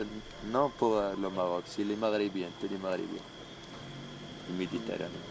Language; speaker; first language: French; non-native, local second language; Arabic